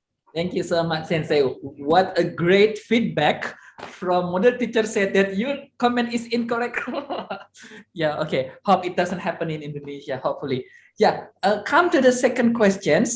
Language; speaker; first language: English; non-native, fluent; Indonesian